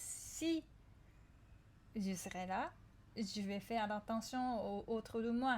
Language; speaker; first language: French; non-native, fluent; Japanese